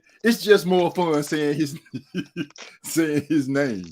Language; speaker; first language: English; native; English